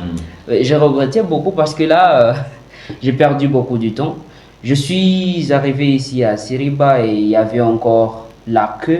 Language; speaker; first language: French; non-native, fluent; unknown